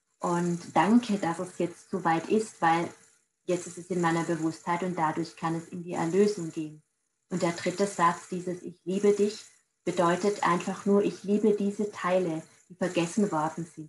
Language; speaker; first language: German; native; German